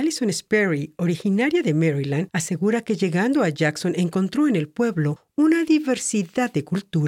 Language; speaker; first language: Spanish; native; Spanish